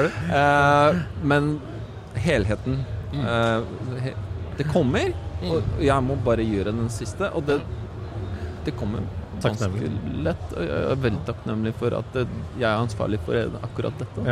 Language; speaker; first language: Norwegian; non-native, fluent; Polish